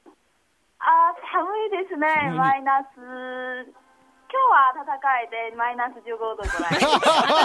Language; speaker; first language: Japanese; non-native, learner; Chinese